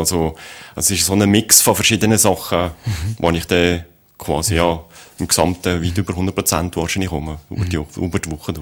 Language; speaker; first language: German; native; German